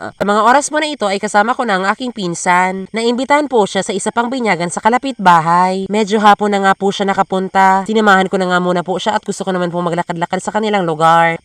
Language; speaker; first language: Filipino; non-native, local second language; Bikol